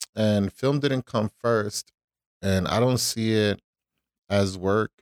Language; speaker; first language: English; early bilingual, other home language; Spanish